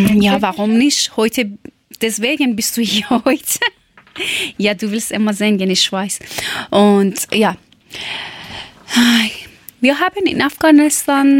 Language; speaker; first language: German; non-native, learner; Persian